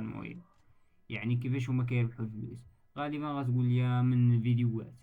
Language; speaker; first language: Arabic; native; Arabic